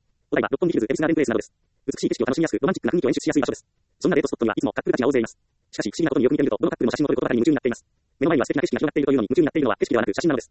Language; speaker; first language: Japanese; native; Japanese